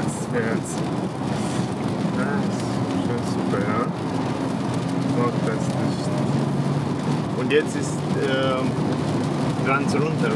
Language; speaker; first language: German; non-native, learner; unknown